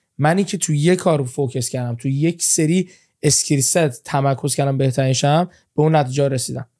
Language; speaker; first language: Persian; early bilingual, heritage; Persian